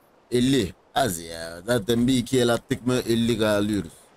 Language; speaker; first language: Turkish; native; Turkish